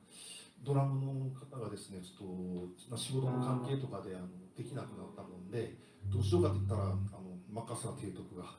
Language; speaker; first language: Japanese; native; Japanese